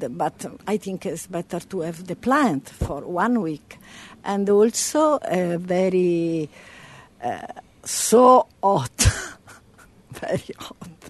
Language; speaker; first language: English; non-native, learner; Italian